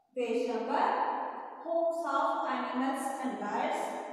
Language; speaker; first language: Hindi; non-native, local second language; Kannada